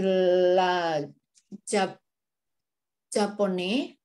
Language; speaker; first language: French; non-native, learner; Indonesian